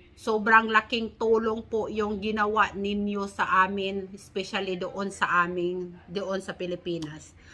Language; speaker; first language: Filipino; non-native, local second language; Cebuano